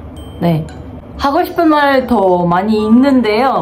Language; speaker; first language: Korean; non-native, fluent; Japanese